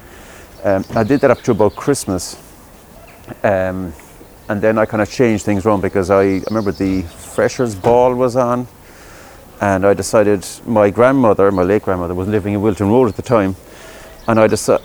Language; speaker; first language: English; native; English